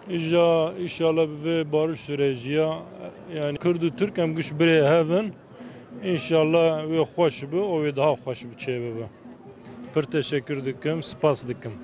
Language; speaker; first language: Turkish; non-native, local second language; Kurdish